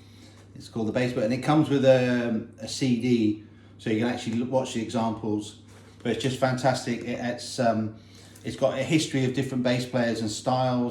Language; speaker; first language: English; native; English